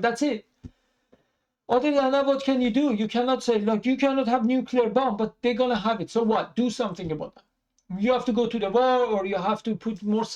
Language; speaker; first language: English; non-native, fluent; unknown